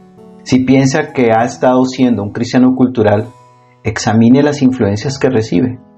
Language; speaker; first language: Spanish; native; Spanish